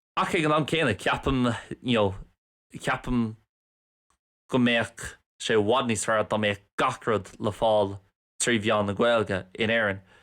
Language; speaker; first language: Irish; non-native, local second language; English